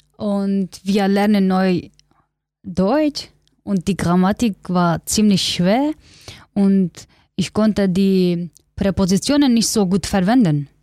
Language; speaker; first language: German; non-native, learner; Kurdish